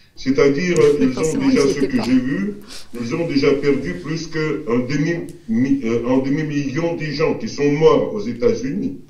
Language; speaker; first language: French; non-native, fluent; Russian